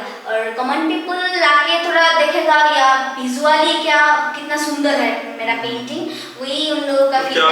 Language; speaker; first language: Hindi; non-native, local second language; Bangla